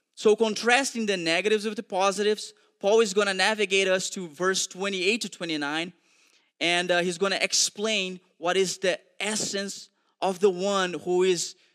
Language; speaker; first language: English; non-native, fluent; Portuguese